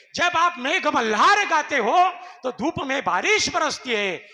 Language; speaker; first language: Hindi; non-native, local second language; Marathi